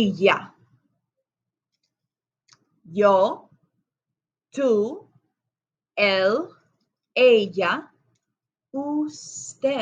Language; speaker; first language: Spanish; non-native, fluent; English